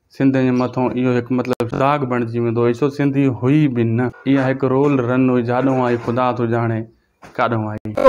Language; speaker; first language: Urdu; non-native, local second language; Sindhi